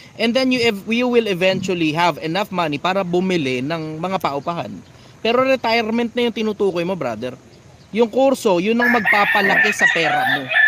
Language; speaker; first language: Filipino; native; Filipino